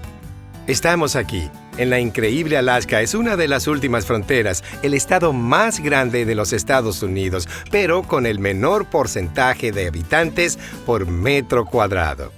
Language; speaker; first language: Spanish; native; Spanish